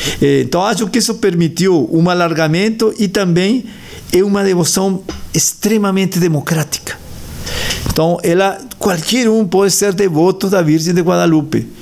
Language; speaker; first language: Portuguese; non-native, fluent; Spanish